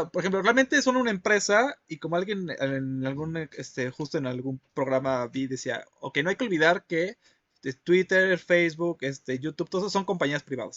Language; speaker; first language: Spanish; native; Spanish